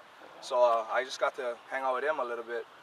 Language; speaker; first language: English; native; English